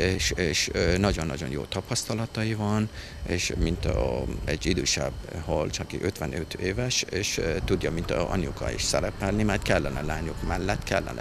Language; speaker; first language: Hungarian; non-native, learner; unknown